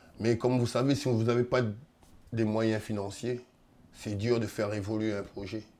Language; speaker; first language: French; non-native, local second language; Réunion Creole French